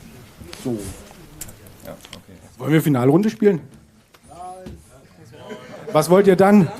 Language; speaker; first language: German; native; German